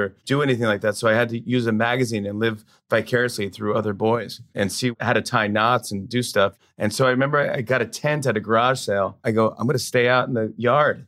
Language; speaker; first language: English; native; English